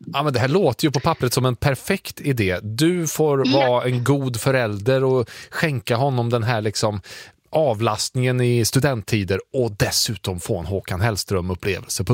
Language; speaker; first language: Swedish; native; Swedish